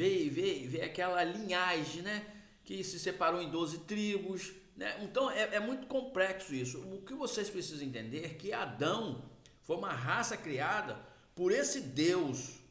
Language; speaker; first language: Portuguese; native; Portuguese